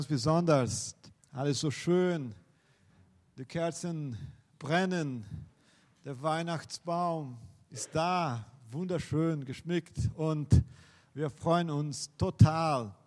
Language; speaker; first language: German; non-native, fluent; Portuguese